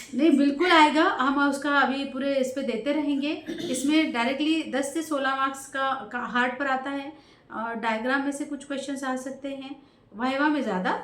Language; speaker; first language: Hindi; non-native, local second language; Marathi